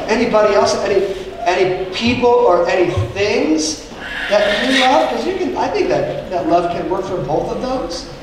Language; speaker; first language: English; native; English